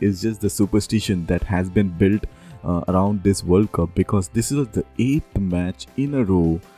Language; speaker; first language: English; non-native, local second language; Hindi